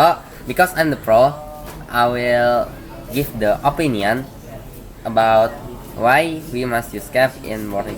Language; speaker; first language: English; non-native, learner; Indonesian